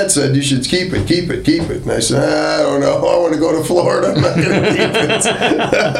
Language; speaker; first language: English; native; English